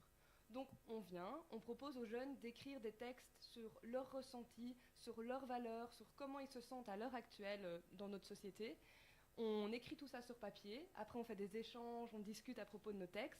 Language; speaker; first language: French; native; French